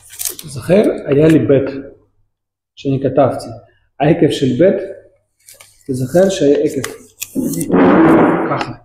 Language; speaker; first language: Hebrew; non-native, fluent; Russian